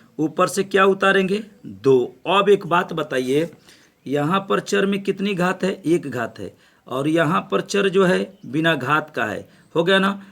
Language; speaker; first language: Hindi; native; Hindi